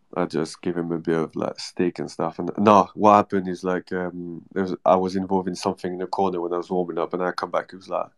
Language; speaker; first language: English; non-native, fluent; French